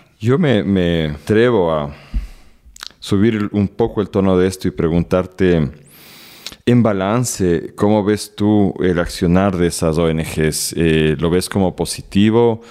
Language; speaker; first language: Spanish; native; Spanish